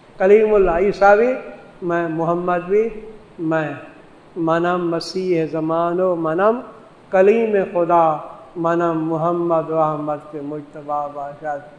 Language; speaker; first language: Urdu; non-native, local second language; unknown